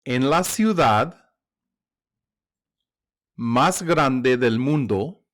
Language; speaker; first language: Spanish; non-native, fluent; English